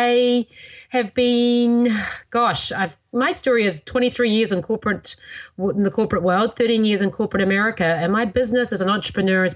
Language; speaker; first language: English; native; English